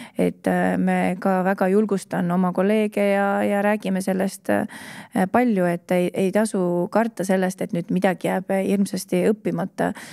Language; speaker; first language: Estonian; native; Estonian